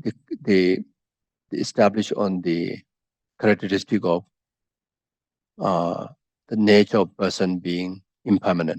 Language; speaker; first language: English; non-native, fluent; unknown